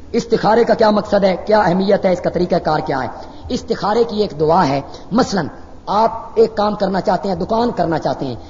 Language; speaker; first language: Urdu; non-native, local second language; Punjabi